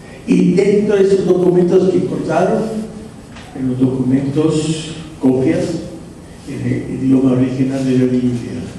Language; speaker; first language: Spanish; non-native, fluent; English